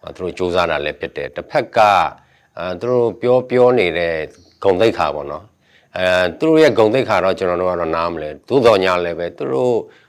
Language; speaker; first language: Burmese; non-native, local second language; S'gaw Karen